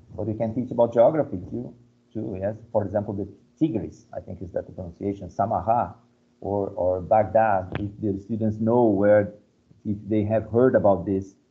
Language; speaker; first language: English; non-native, fluent; Portuguese